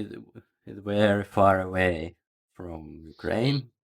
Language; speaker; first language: English; non-native, learner; Ukrainian